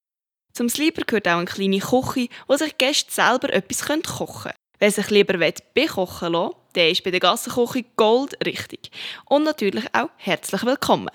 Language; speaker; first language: German; native; German